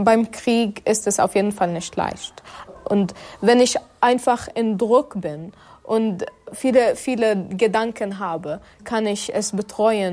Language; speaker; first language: German; non-native, fluent; Arabic